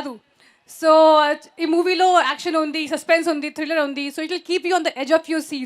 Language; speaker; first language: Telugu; non-native, learner; Hindi